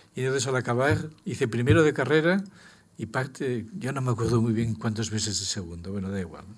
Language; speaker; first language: Spanish; native; Spanish